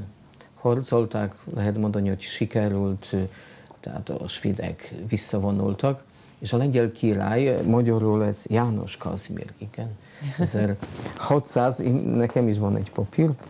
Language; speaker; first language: Hungarian; non-native, fluent; Polish